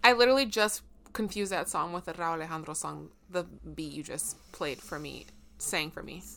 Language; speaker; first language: English; early bilingual, other home language; Spanish